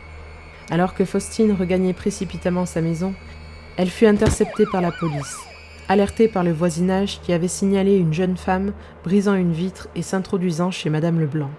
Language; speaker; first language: French; native; French